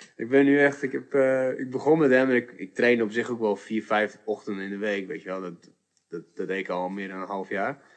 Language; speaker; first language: Dutch; early bilingual, other home language; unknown